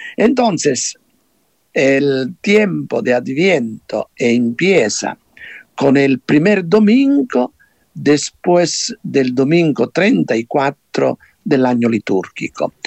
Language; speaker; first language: Spanish; non-native, fluent; Italian